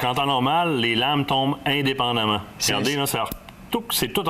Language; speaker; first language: French; native; French